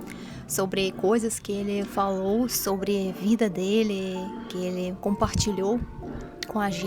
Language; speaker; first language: Portuguese; non-native, fluent; Russian